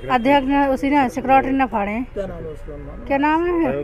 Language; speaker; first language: Hindi; native; Hindi